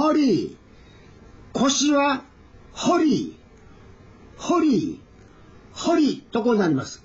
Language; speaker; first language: Japanese; native; Japanese